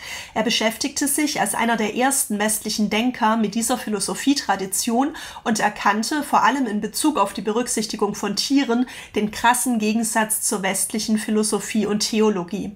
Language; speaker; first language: German; native; German